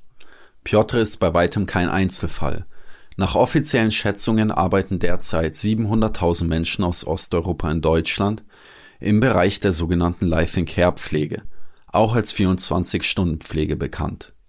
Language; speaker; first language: German; native; German